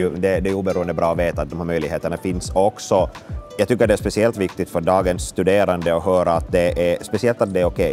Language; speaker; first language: Swedish; native; Swedish